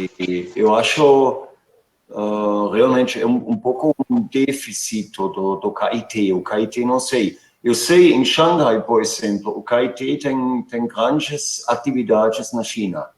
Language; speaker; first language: Portuguese; non-native, fluent; German